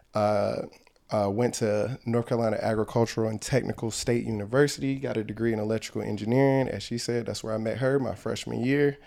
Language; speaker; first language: English; native; English